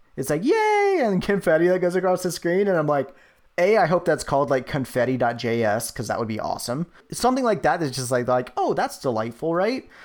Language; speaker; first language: English; native; English